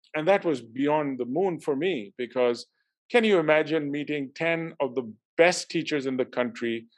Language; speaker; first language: English; non-native, local second language; Urdu